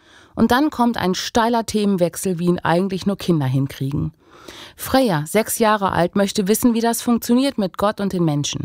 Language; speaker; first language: German; native; German